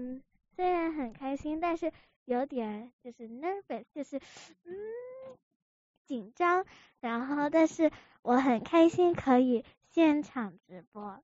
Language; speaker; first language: Chinese; early bilingual, heritage; Chinese